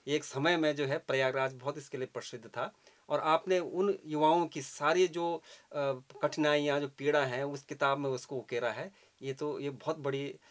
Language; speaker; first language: Hindi; native; Hindi